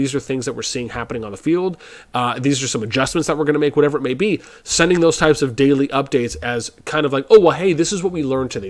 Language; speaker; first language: English; native; English